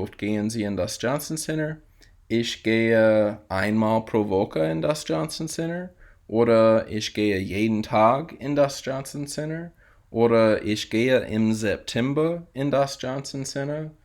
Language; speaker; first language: German; non-native, fluent; English